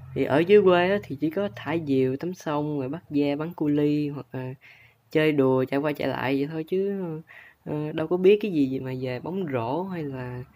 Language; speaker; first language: Vietnamese; native; Vietnamese